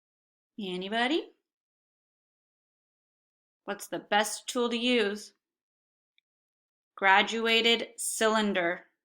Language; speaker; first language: English; native; English